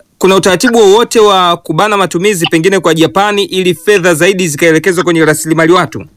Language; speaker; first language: Swahili; native; Swahili